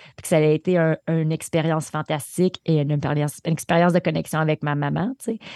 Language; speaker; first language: French; native; French